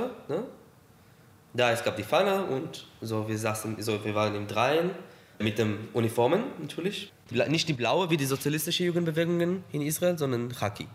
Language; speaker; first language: German; non-native, fluent; Hebrew